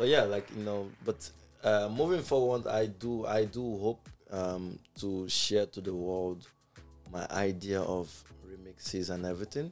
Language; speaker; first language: English; non-native, local second language; Igbo